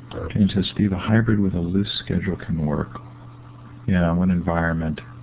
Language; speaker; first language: English; native; English